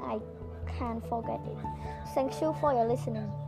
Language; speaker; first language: English; non-native, learner; Khmer